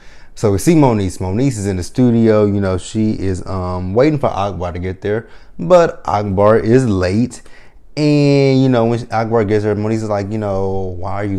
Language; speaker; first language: English; native; English